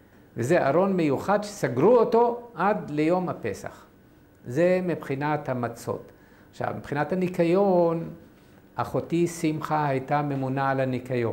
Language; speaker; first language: Hebrew; non-native, fluent; Arabic